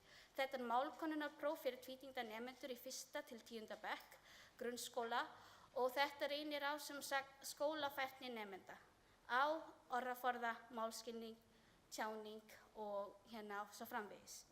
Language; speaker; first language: Icelandic; non-native, learner; Filipino